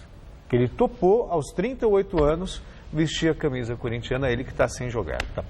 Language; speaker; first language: Portuguese; native; Portuguese